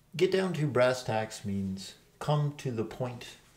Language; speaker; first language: English; native; English